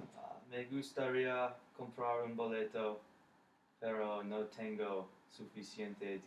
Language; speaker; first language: Spanish; non-native, learner; English